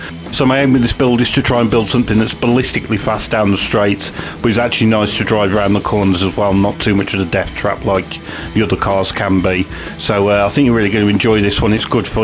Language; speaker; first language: English; native; English